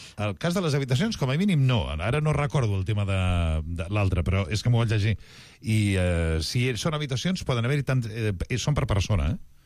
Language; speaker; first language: Catalan; native; Catalan